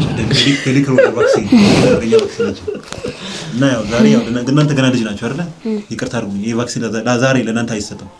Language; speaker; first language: Amharic; non-native, local second language; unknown